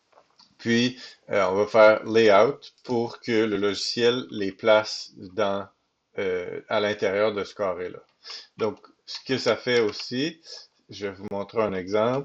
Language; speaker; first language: French; native; French